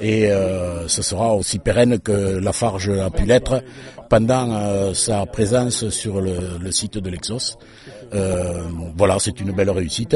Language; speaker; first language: French; native; French